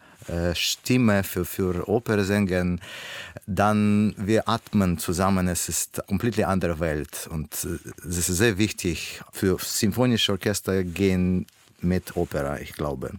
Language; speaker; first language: German; non-native, learner; Russian